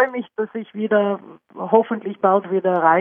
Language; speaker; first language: German; non-native, fluent; Norwegian